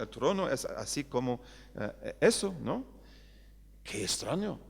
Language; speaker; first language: Spanish; non-native, fluent; English